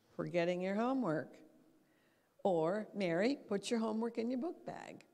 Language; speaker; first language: English; native; English